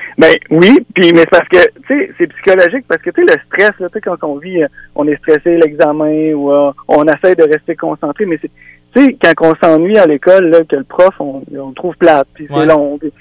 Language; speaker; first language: French; native; French